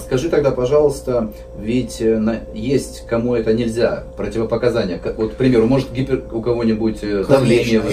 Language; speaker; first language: Russian; native; Russian